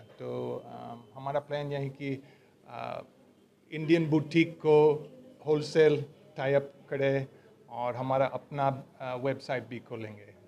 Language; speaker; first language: Hindi; non-native, learner; English